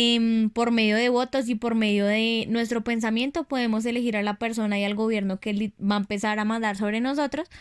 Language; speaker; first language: Spanish; native; Spanish